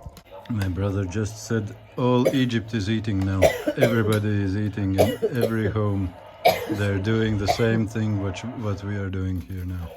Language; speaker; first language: English; non-native, fluent; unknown